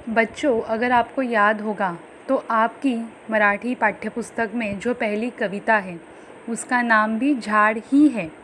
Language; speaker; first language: Hindi; non-native, local second language; Marathi